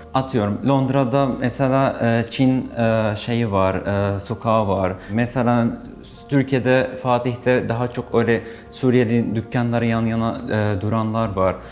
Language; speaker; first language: Turkish; non-native, fluent; Arabic